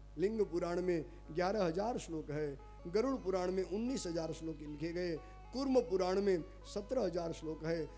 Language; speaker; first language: Hindi; non-native, local second language; Gujarati